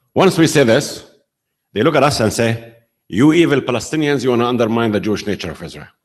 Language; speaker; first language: English; non-native, fluent; Arabic